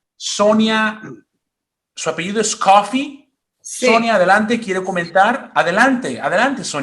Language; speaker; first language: Spanish; native; Spanish